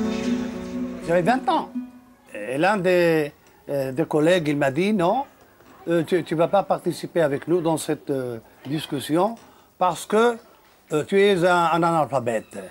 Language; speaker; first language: French; non-native, local second language; Arabic